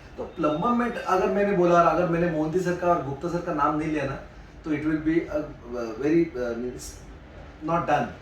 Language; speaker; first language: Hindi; non-native, local second language; Marathi